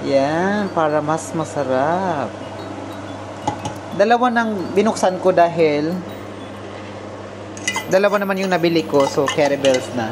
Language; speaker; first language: Filipino; native; Filipino